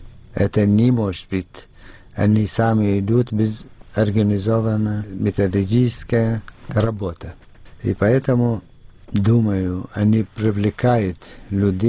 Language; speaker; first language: Russian; non-native, fluent; Arabic